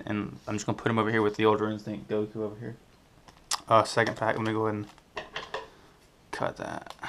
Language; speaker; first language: English; native; English